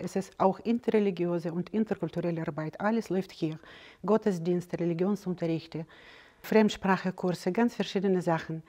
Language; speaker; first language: German; non-native, fluent; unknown